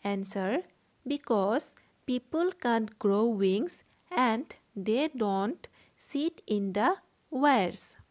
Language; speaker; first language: English; non-native, local second language; Assamese